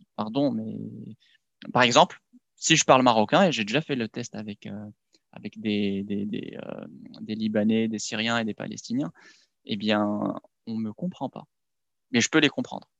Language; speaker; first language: French; non-native, local second language; Arabic